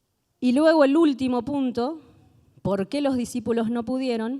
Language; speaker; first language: Spanish; native; Spanish